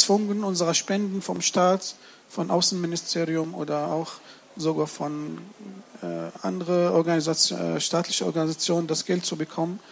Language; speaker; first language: German; non-native, fluent; Arabic